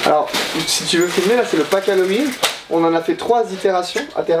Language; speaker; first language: French; native; French